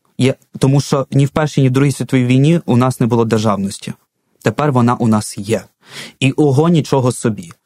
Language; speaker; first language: Ukrainian; non-native, local second language; Russian